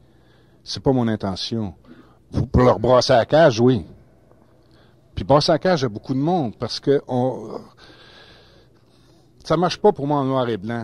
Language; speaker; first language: French; native; French